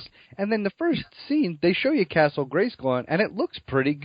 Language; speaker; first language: English; native; English